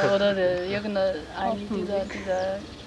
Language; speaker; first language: German; non-native, learner; Chinese